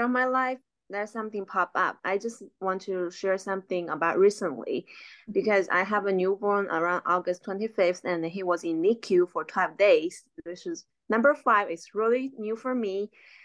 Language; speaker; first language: English; non-native, fluent; Chinese